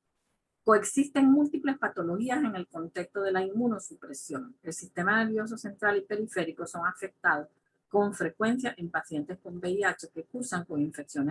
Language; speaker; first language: Spanish; native; Spanish